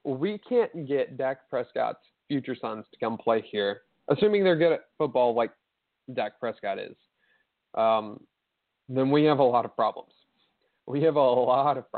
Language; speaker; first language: English; native; English